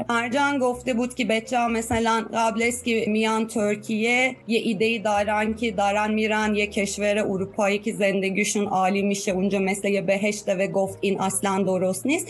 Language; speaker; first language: Persian; non-native, fluent; Turkish